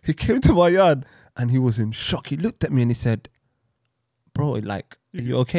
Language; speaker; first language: English; native; English